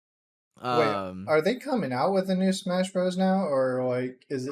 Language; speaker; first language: English; native; English